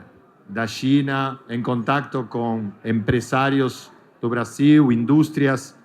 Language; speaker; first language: Portuguese; non-native, fluent; Spanish